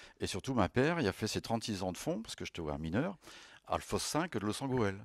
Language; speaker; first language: French; native; French